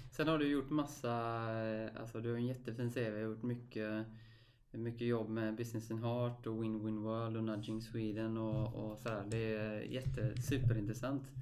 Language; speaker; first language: Swedish; native; Swedish